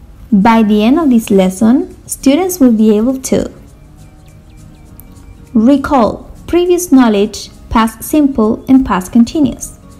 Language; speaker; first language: English; non-native, fluent; Spanish